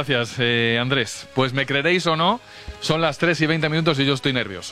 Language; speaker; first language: Spanish; native; Spanish